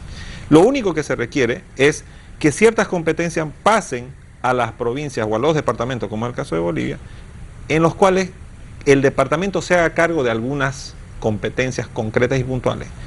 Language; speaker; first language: Spanish; native; Spanish